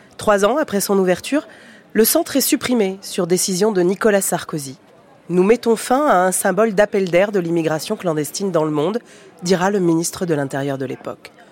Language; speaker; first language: French; native; French